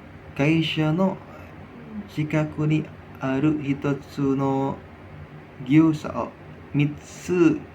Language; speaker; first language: Japanese; non-native, learner; Indonesian